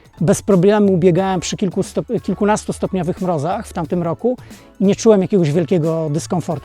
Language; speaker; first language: Polish; native; Polish